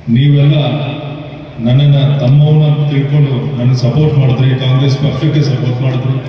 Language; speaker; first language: Kannada; native; Kannada